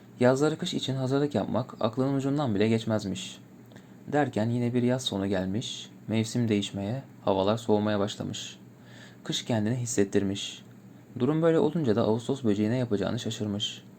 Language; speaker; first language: Turkish; native; Turkish